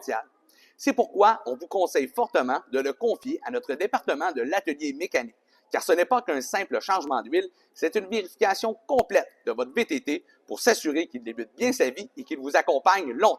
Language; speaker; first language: French; native; French